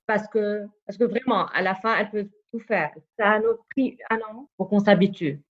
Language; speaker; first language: French; non-native, fluent; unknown